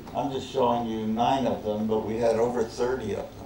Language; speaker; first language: English; native; English